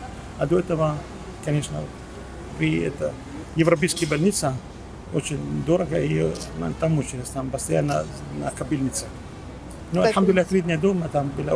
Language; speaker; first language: Russian; non-native, fluent; Arabic